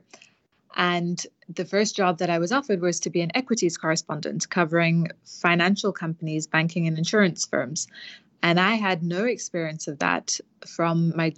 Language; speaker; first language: English; native; English